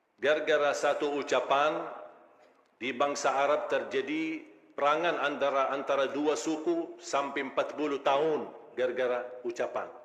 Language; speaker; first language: Malay; non-native, fluent; Arabic